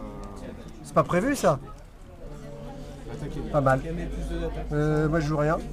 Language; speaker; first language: French; native; French